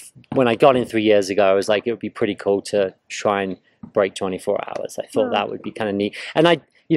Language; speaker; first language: English; native; English